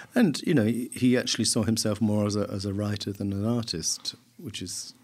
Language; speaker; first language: English; native; English